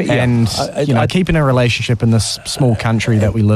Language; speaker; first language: English; native; English